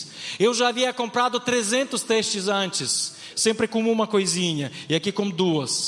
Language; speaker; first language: Portuguese; non-native, fluent; Ukrainian